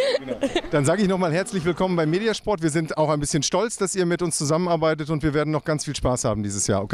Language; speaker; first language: German; native; German